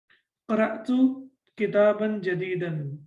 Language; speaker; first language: Arabic; non-native, fluent; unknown